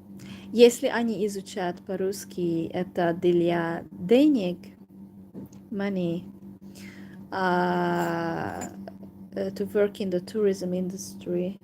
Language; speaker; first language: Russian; non-native, learner; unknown